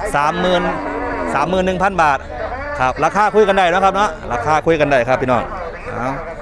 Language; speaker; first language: Thai; native; Thai